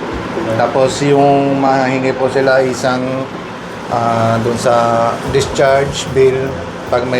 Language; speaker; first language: Filipino; non-native, learner; Punjabi